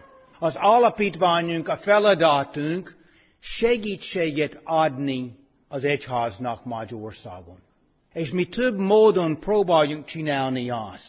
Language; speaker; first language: Hungarian; non-native, fluent; English